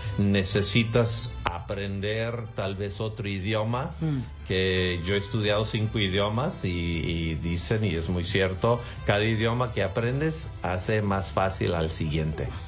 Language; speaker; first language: Spanish; non-native, fluent; English